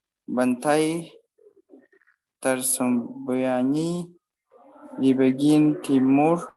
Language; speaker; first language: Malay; non-native, learner; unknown